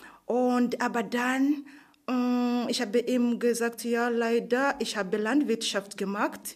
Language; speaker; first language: German; non-native, learner; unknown